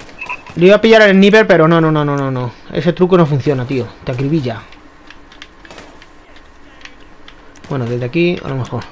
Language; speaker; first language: Spanish; native; Spanish